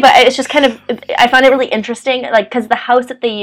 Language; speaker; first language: English; native; English